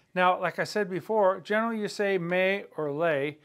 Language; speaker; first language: English; native; English